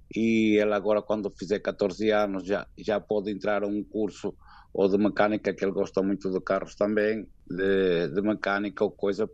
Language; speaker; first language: Portuguese; early bilingual, heritage; Portuguese